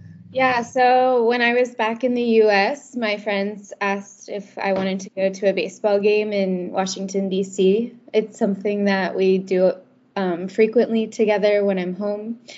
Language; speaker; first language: English; native; English